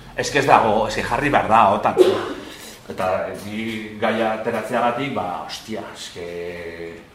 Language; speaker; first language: Basque; non-native, local second language; Spanish